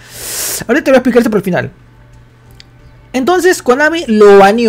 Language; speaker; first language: Spanish; native; Spanish